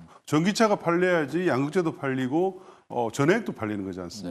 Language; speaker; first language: Korean; native; Korean